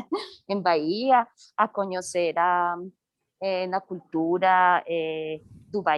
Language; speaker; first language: Portuguese; non-native, learner; Spanish